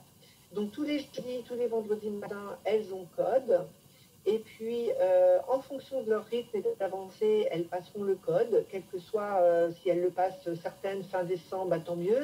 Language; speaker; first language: French; native; French